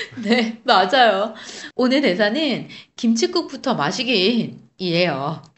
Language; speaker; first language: Korean; native; Korean